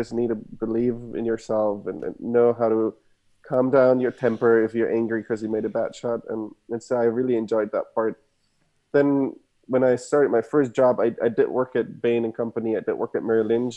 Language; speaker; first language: English; non-native, fluent; German